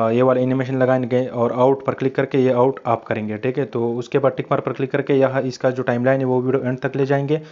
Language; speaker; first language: Urdu; non-native, local second language; Pashto